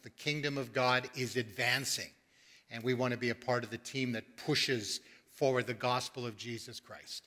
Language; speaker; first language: English; native; English